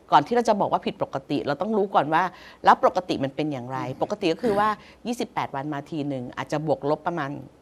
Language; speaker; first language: Thai; native; Thai